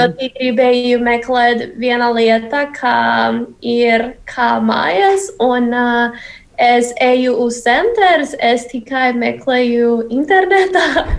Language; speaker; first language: Latvian; non-native, learner; Spanish